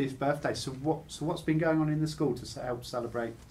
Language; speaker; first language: English; native; English